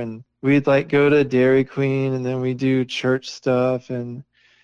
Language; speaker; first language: English; native; English